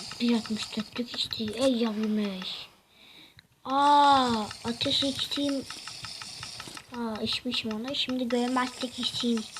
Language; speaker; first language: Turkish; native; Turkish